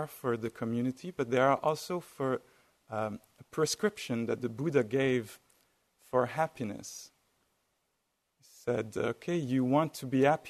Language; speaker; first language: English; non-native, fluent; French